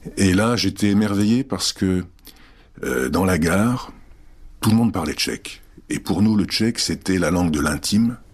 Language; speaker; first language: French; early bilingual, other home language; Czech